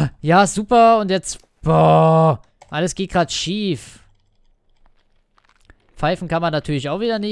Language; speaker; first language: German; native; German